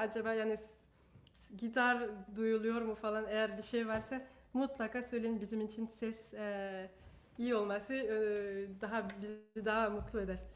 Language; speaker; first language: Turkish; non-native, fluent; French